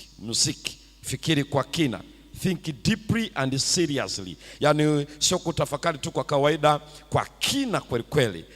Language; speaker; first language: Swahili; native; Swahili